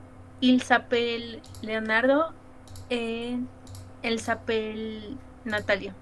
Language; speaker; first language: French; non-native, learner; Spanish